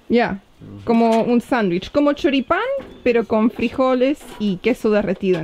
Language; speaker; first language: Spanish; native; Spanish